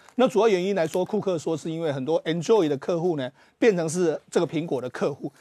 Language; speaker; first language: Chinese; native; Chinese